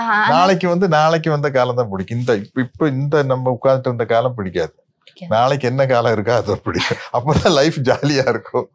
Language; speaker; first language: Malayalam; non-native, learner; Tamil